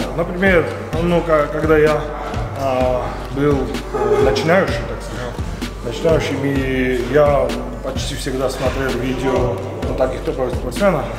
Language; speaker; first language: Russian; non-native, fluent; Georgian